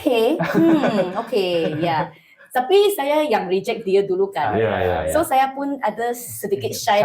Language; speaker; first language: Indonesian; non-native, learner; Malay